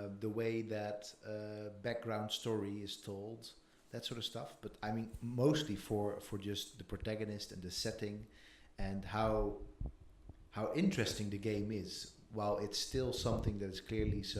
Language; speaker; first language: English; non-native, fluent; Dutch